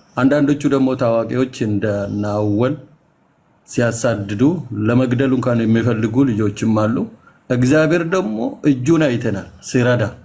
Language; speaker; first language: Amharic; non-native, local second language; Oromo